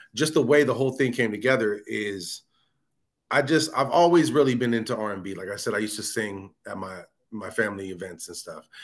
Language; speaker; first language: English; native; English